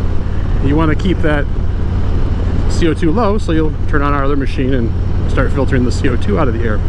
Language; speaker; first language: English; native; English